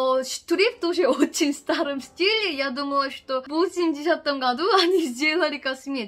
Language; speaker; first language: Russian; non-native, learner; Korean